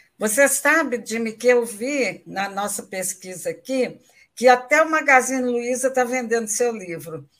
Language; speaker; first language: Portuguese; native; Portuguese